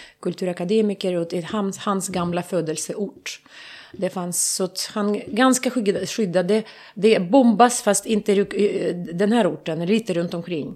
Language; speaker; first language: Swedish; non-native, fluent; Ukrainian